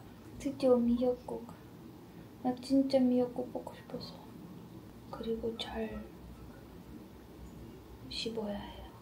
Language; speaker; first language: Korean; non-native, learner; Ukrainian